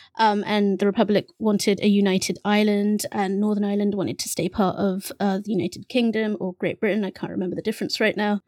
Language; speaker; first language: English; early bilingual, other home language; Bangla